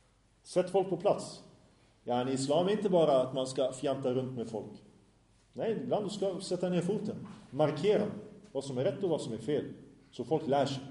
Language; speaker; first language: Swedish; early bilingual, other home language; Arabic